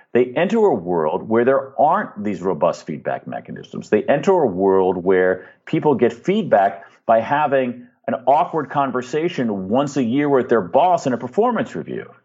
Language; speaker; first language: English; native; English